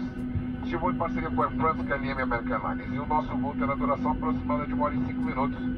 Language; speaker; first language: Portuguese; native; Portuguese